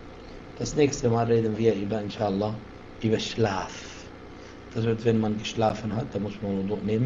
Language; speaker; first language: German; non-native, fluent; Arabic